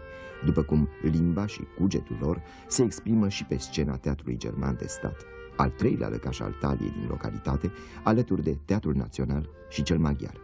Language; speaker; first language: Romanian; native; Romanian